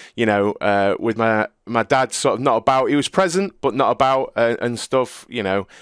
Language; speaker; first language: English; native; English